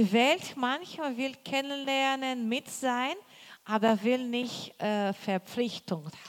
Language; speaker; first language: German; non-native, learner; Portuguese